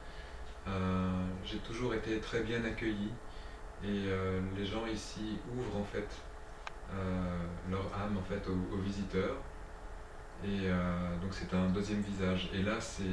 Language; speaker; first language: French; native; French